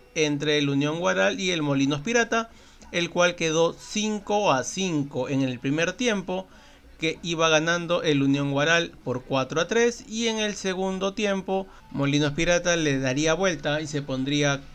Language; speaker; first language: Spanish; native; Spanish